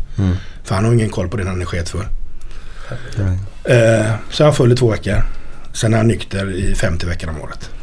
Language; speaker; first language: Swedish; native; Swedish